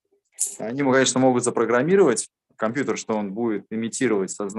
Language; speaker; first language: Russian; native; Russian